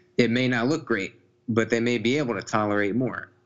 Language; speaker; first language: English; native; English